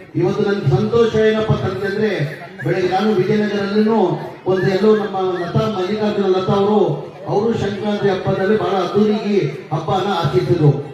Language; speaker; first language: Kannada; non-native, local second language; Urdu